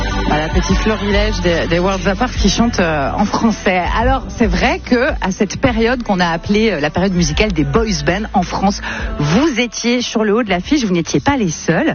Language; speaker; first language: French; native; French